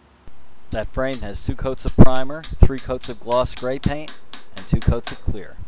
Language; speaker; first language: English; native; English